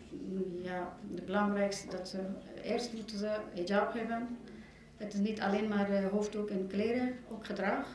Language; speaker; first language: Dutch; non-native, learner; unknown